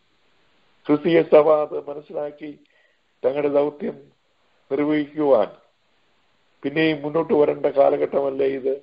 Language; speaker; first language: Malayalam; native; Malayalam